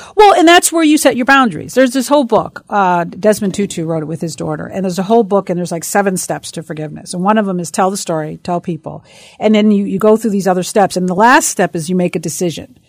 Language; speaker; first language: English; native; English